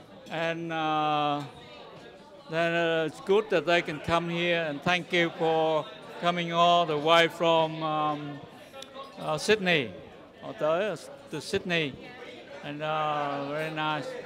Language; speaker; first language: English; non-native, fluent; Vietnamese